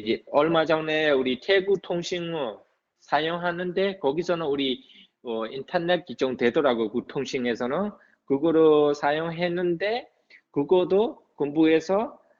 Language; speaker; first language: Korean; non-native, fluent; Burmese